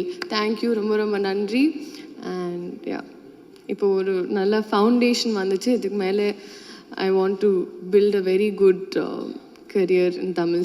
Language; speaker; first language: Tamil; non-native, fluent; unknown